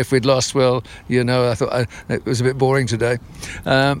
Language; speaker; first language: English; native; English